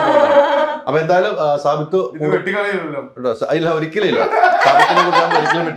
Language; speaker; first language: Malayalam; native; Malayalam